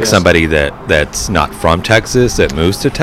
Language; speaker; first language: English; native; English